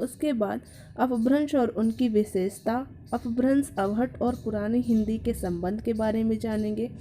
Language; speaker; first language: Hindi; native; Hindi